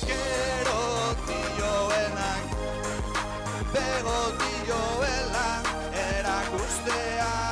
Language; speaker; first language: Basque; native; Basque